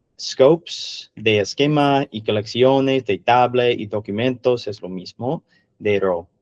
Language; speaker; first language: Spanish; non-native, learner; English